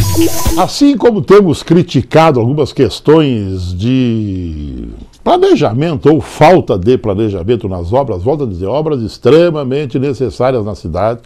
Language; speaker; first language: Portuguese; native; Portuguese